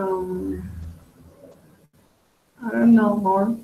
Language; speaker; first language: English; non-native, learner; Spanish